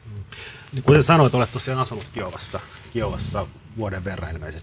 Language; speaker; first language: Finnish; native; Finnish